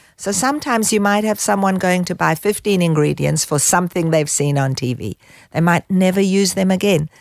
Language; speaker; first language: English; native; English